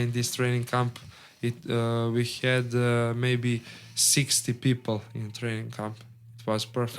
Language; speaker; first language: English; non-native, learner; Serbian